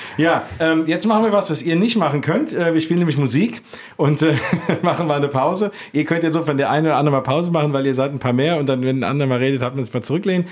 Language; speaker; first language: German; native; German